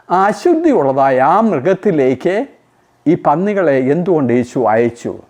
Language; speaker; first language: Malayalam; native; Malayalam